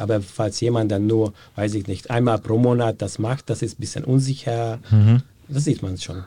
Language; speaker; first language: German; non-native, fluent; Hungarian